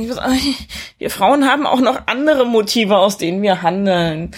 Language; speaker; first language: German; native; German